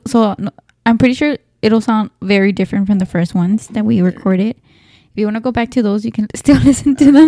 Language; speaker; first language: English; early bilingual, other home language; Spanish